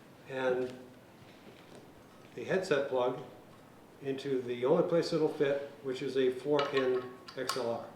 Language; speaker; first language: English; native; English